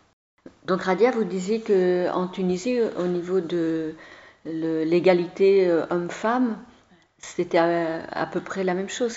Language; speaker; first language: French; native; French